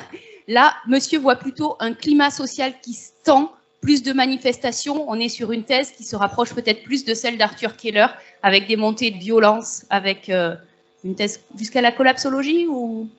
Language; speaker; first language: French; native; French